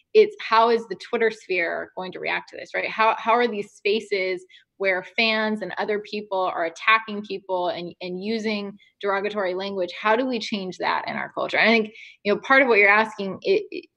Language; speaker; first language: English; native; English